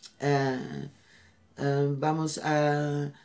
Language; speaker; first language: Spanish; non-native, learner; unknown